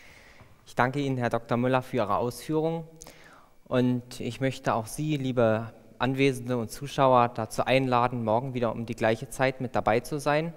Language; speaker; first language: German; native; German